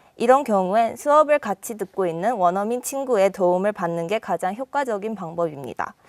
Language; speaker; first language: Korean; native; Korean